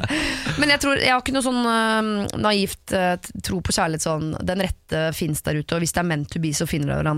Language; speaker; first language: Norwegian; native; Norwegian